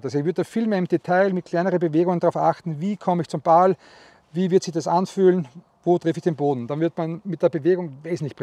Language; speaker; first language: German; native; German